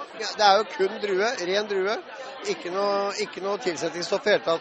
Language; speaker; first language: Norwegian; native; Norwegian